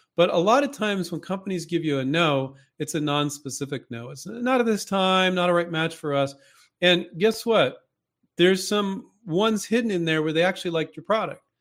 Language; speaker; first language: English; native; English